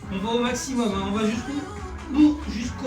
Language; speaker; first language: French; native; French